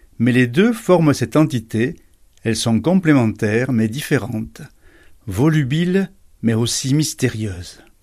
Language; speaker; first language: French; native; French